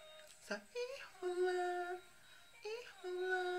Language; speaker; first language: Finnish; non-native, learner; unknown